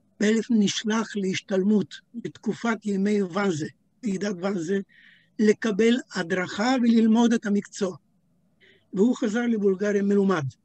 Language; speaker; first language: Hebrew; native; Hebrew